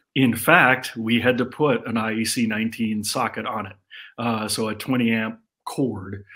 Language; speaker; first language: English; native; English